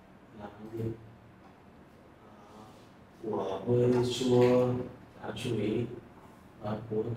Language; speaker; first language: Chinese; non-native, learner; Vietnamese